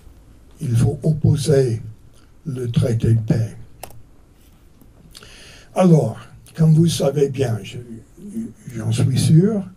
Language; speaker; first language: French; non-native, fluent; English